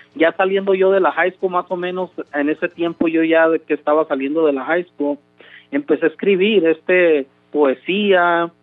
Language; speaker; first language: Spanish; early bilingual, heritage; Spanish